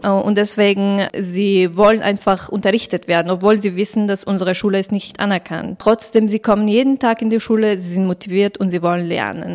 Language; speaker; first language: German; non-native, fluent; Persian